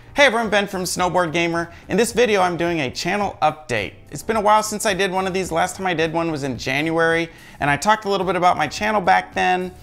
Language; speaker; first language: English; native; English